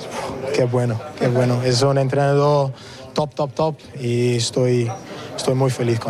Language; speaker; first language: Spanish; non-native, learner; English